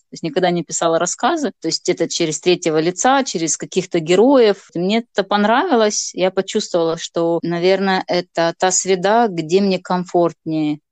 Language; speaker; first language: Russian; non-native, local second language; Gagauz